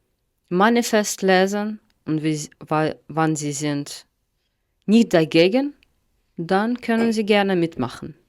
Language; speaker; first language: German; non-native, fluent; Russian